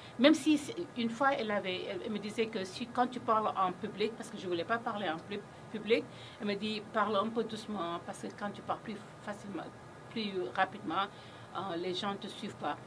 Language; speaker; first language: French; non-native, local second language; Wolof